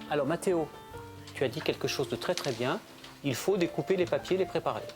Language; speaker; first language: French; native; French